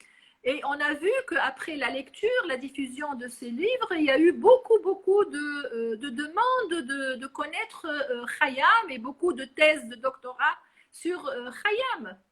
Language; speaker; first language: French; non-native, local second language; Arabic